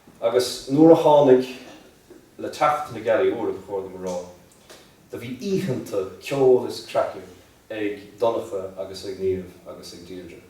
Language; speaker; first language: Irish; native; Irish